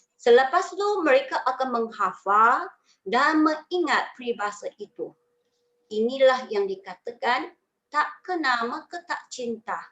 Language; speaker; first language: Malay; non-native, local second language; Chinese